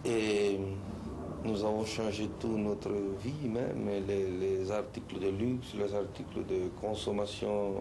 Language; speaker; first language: French; non-native, learner; Spanish